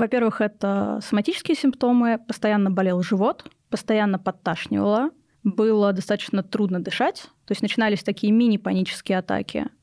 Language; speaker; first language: Russian; native; Russian